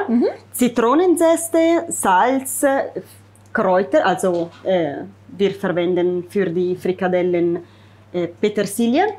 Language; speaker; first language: German; non-native, fluent; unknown